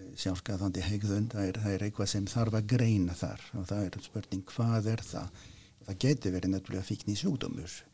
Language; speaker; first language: Icelandic; non-native, fluent; French